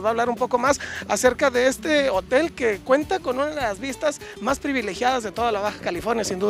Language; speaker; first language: Spanish; native; Spanish